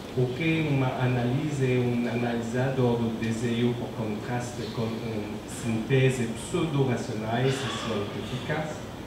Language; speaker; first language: Portuguese; non-native, learner; French